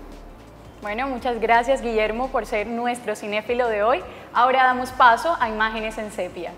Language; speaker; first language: Spanish; native; Spanish